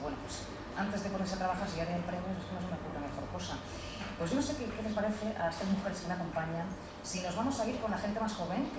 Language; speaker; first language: Spanish; native; Spanish